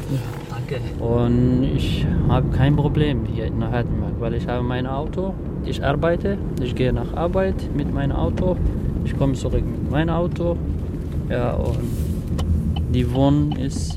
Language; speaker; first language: German; non-native, learner; Somali